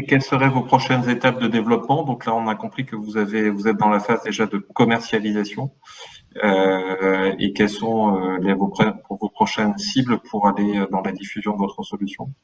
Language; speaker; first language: French; native; French